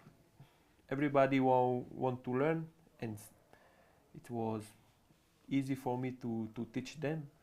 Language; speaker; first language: English; non-native, learner; French